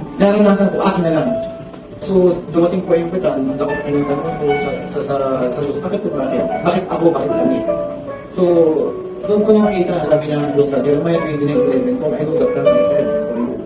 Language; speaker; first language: Filipino; native; Filipino